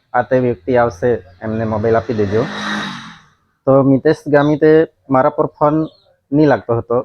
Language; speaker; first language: Gujarati; non-native, local second language; Gamit